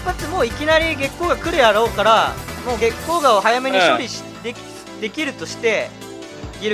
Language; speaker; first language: Japanese; native; Japanese